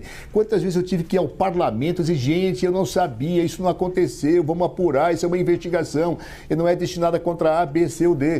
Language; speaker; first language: Portuguese; native; Portuguese